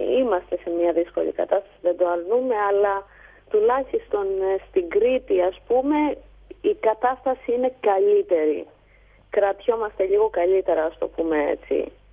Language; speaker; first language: Greek; early bilingual, heritage; Greek